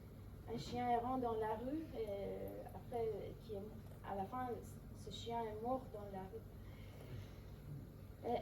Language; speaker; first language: French; non-native, fluent; Persian